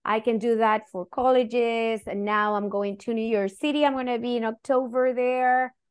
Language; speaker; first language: English; non-native, fluent; Spanish